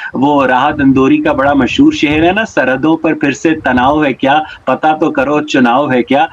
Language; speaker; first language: Urdu; native; Urdu